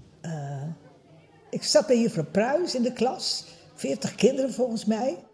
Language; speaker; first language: Dutch; early bilingual, other home language; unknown